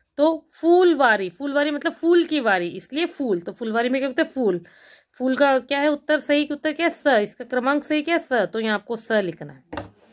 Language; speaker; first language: Hindi; native; Hindi